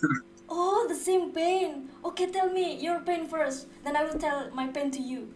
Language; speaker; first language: English; non-native, learner; Indonesian